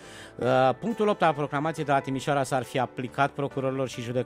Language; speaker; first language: Romanian; native; Romanian